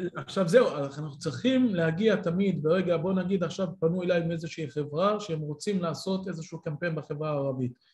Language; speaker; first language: Hebrew; non-native, local second language; Arabic